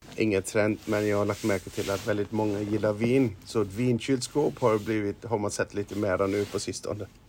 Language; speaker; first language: Swedish; non-native, fluent; German